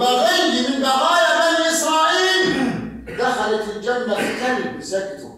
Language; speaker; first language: Arabic; native; Arabic